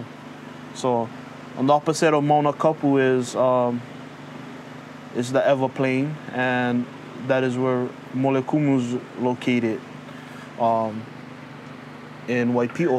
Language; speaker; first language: English; early bilingual, other home language; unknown